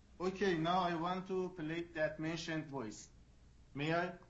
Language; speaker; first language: English; non-native, learner; Persian